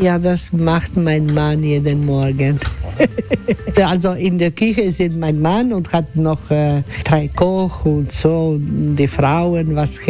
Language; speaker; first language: German; non-native, learner; Croatian